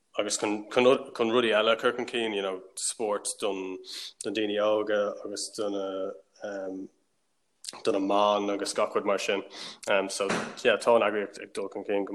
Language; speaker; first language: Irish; non-native, local second language; English